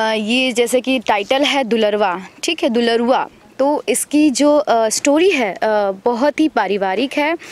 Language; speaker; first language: Hindi; native; Hindi